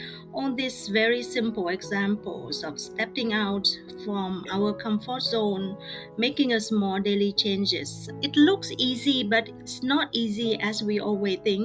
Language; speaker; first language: English; non-native, fluent; Vietnamese